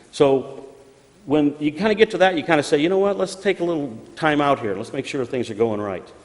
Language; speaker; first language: English; native; English